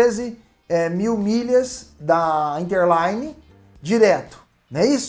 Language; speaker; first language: Portuguese; native; Portuguese